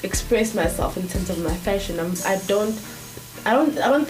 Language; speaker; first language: English; non-native, local second language; Zulu